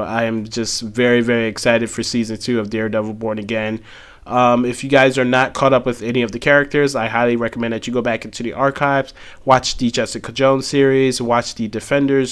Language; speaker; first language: English; native; English